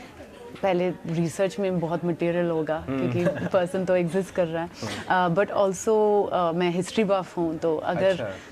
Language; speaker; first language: Hindi; non-native, local second language; English